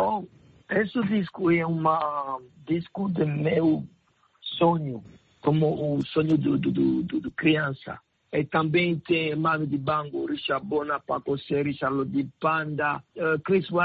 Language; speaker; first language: Portuguese; non-native, learner; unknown